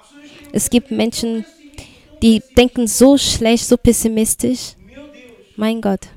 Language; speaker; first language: German; non-native, fluent; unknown